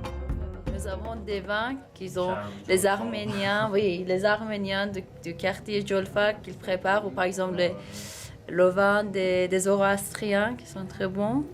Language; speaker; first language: French; non-native, fluent; Persian